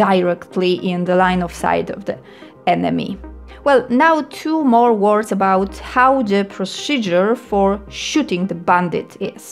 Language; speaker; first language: English; non-native, fluent; Polish